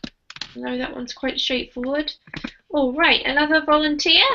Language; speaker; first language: English; native; English